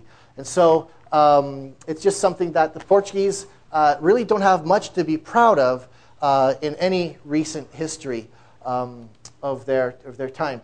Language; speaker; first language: English; native; English